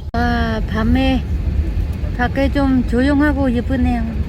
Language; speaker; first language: Korean; non-native, learner; Vietnamese